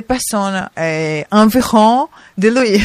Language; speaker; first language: French; non-native, learner; Portuguese